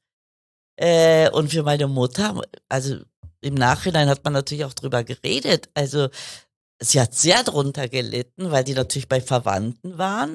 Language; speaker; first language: German; early bilingual, other home language; Kurdish